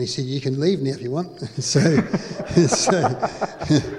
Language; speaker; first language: English; native; English